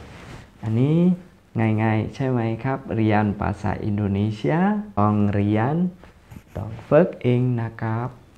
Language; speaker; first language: Thai; non-native, fluent; Indonesian